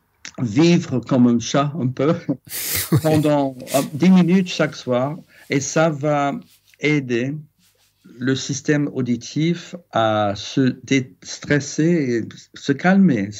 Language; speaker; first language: French; non-native, fluent; English